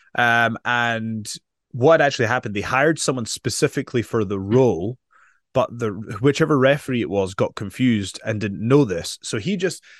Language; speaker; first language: English; native; English